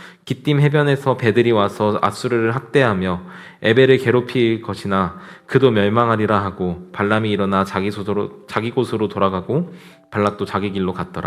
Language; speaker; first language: Korean; native; Korean